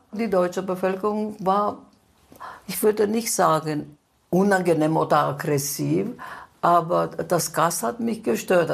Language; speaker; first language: German; non-native, fluent; Greek